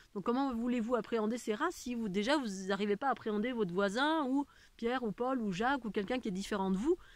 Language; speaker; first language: French; native; French